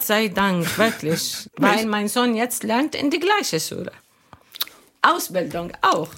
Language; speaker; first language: German; non-native, learner; Arabic